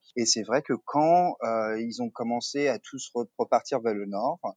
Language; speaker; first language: French; native; French